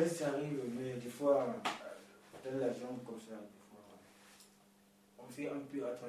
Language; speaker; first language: French; non-native, learner; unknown